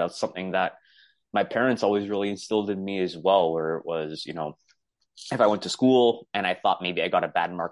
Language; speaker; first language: English; native; English